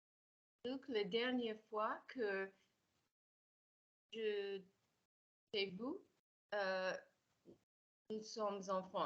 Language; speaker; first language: French; non-native, learner; English